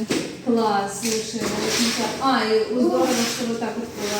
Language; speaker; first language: Russian; native; Russian